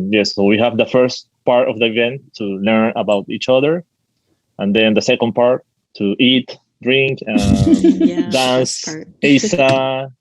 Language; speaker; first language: English; non-native, fluent; Spanish